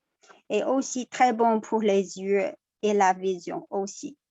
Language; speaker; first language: French; non-native, learner; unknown